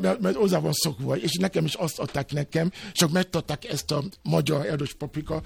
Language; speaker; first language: Hungarian; non-native, fluent; Yoruba